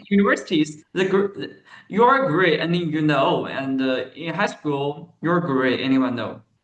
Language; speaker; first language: English; non-native, learner; Chinese